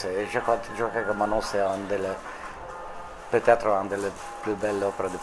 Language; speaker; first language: French; non-native, fluent; Italian